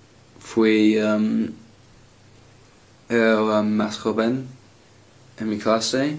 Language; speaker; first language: Spanish; non-native, learner; English